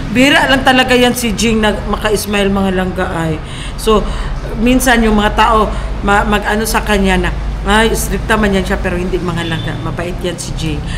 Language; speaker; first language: Filipino; non-native, local second language; Cebuano